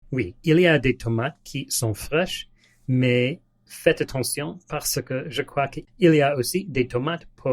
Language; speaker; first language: French; non-native, learner; English